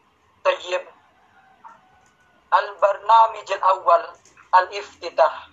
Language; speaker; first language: Arabic; non-native, learner; Indonesian